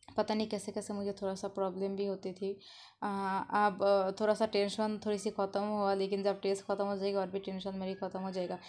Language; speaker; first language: Hindi; non-native, learner; Bangla